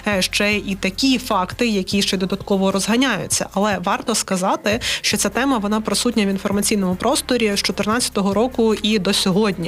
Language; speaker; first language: Ukrainian; native; Ukrainian